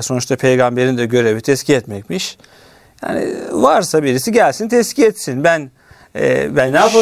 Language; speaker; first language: Turkish; native; Turkish